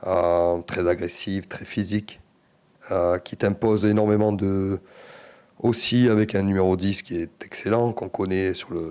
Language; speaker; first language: French; native; French